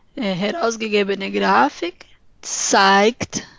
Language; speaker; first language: German; non-native, fluent; Portuguese